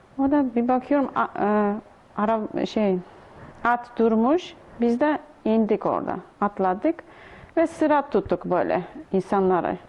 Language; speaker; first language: Turkish; non-native, learner; Russian